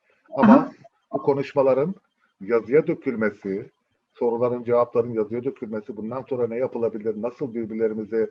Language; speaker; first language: Turkish; native; Turkish